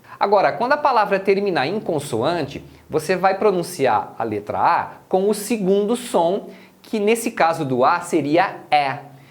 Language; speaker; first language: Portuguese; native; Portuguese